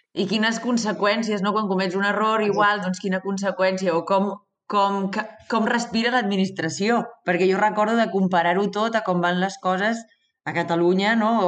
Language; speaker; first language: Catalan; native; Catalan